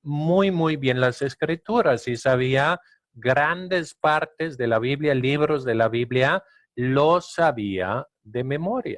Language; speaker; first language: Spanish; non-native, fluent; Danish